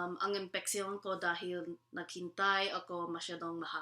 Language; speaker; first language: Filipino; non-native, learner; English